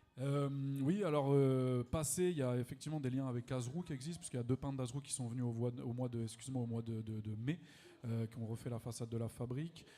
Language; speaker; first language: French; native; French